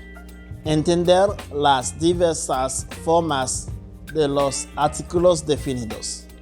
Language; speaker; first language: Spanish; non-native, fluent; Haitian Creole